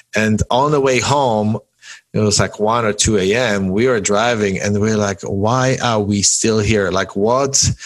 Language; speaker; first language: English; early bilingual, other home language; Polish